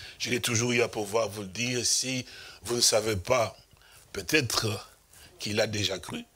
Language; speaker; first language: French; non-native, local second language; Lingala